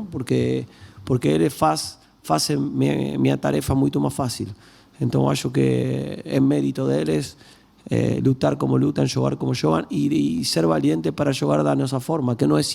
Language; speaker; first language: Portuguese; non-native, learner; Spanish